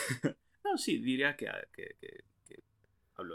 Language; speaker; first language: Spanish; non-native, fluent; English